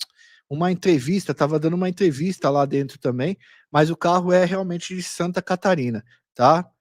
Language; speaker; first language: Portuguese; native; Portuguese